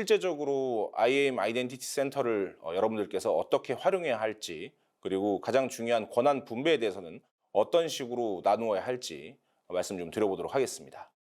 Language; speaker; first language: Korean; native; Korean